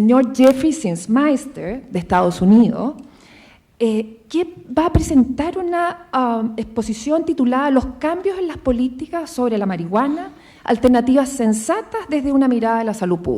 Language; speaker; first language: Spanish; native; Spanish